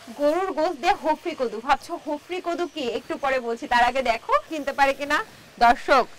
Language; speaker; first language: Bangla; native; Bangla